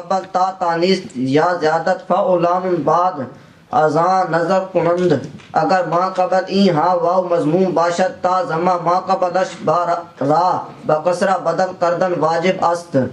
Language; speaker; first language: Persian; non-native, learner; Punjabi